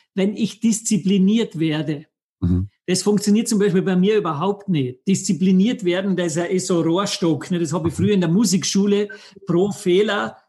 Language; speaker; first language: German; native; German